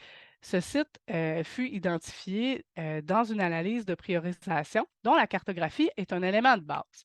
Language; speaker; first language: French; native; French